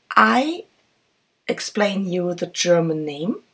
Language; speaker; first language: English; non-native, fluent; German